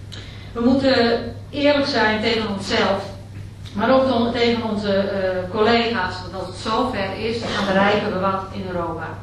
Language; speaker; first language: German; non-native, learner; Dutch